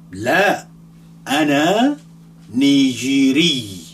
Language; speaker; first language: Arabic; non-native, fluent; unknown